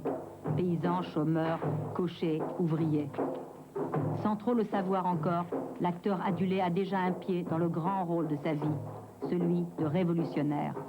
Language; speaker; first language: French; native; French